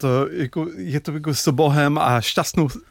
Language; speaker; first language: Czech; non-native, fluent; English